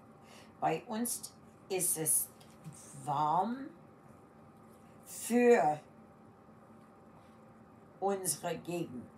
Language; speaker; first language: German; early bilingual, heritage; German